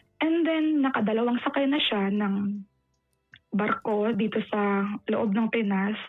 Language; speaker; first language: Filipino; native; Filipino